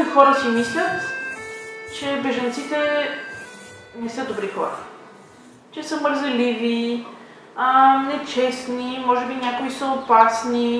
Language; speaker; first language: Bulgarian; native; Bulgarian